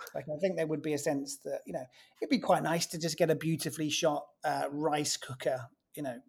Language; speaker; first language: English; native; English